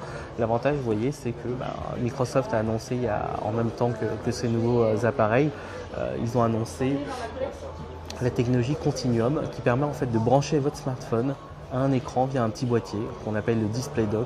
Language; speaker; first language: French; native; French